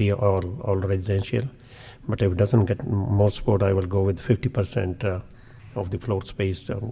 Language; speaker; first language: English; non-native, local second language; Punjabi